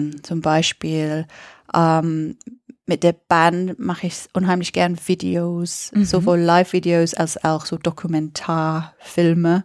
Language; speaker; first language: German; non-native, fluent; English